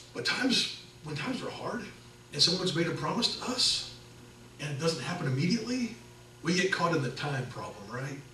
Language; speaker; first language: English; native; English